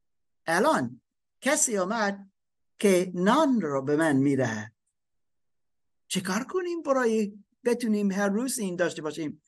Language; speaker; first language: Persian; non-native, learner; German